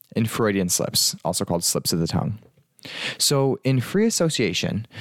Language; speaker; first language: English; early bilingual, other home language; Italian